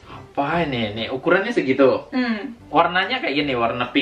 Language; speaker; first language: Indonesian; native; Indonesian